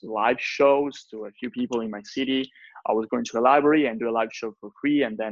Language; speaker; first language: English; non-native, fluent; Italian